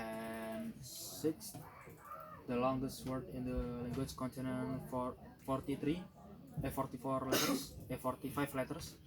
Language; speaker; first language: English; non-native, learner; Indonesian